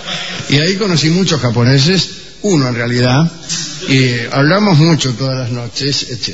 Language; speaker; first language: Spanish; native; Spanish